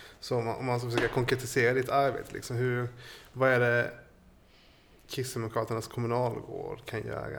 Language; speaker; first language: Swedish; native; Swedish